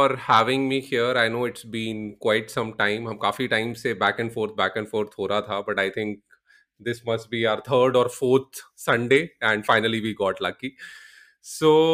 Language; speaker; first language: English; non-native, local second language; Hindi